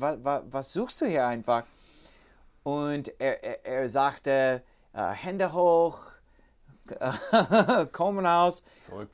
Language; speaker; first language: German; non-native, learner; English